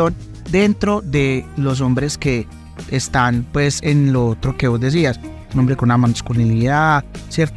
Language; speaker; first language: Spanish; native; Spanish